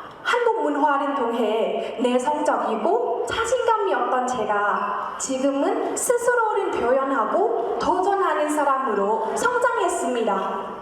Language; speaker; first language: Korean; non-native, fluent; Thai